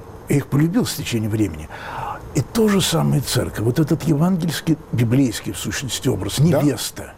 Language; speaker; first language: Russian; native; Russian